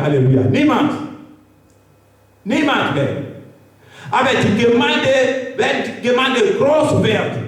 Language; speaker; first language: German; non-native, learner; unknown